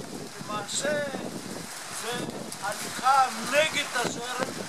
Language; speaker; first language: Hebrew; non-native, fluent; Italian